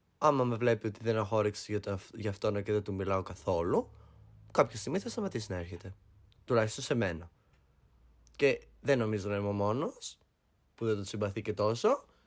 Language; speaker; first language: Greek; early bilingual, heritage; Greek